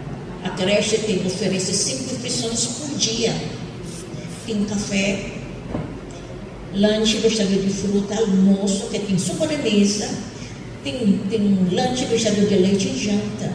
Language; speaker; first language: Portuguese; non-native, fluent; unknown